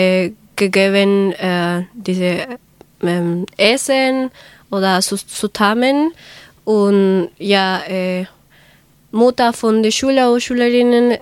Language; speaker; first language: German; non-native, learner; Spanish